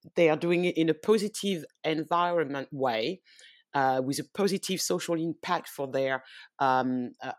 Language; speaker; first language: English; early bilingual, heritage; French